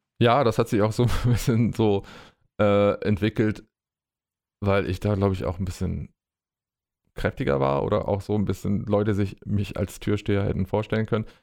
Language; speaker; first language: German; native; German